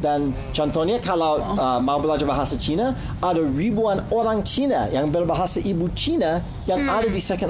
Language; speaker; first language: Indonesian; non-native, fluent; English